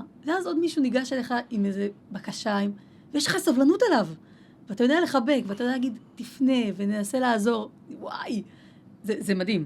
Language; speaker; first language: Hebrew; native; Hebrew